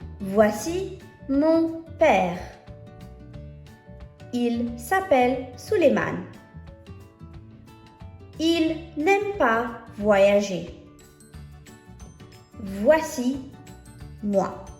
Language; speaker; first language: French; non-native, fluent; English